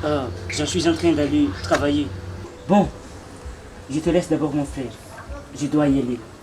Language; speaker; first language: French; non-native, local second language; Malagasy